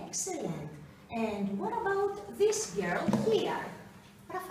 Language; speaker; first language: English; non-native, fluent; Greek